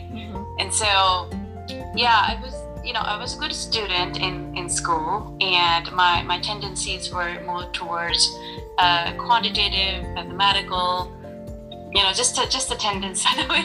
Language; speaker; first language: English; non-native, local second language; Urdu